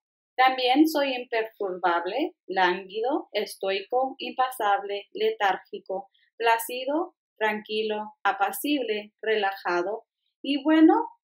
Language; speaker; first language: Spanish; early bilingual, heritage; Spanish